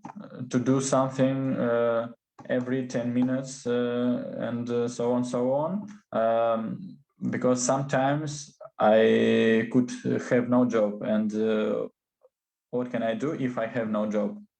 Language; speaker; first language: English; non-native, learner; Russian